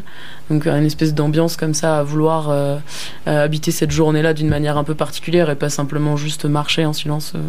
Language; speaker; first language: French; native; French